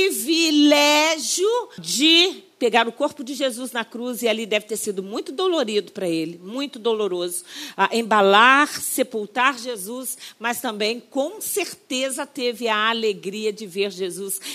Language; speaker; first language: Portuguese; native; Portuguese